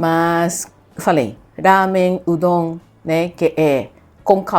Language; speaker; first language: Portuguese; non-native, fluent; Japanese